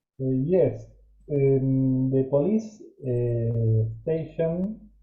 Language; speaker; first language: English; non-native, learner; Spanish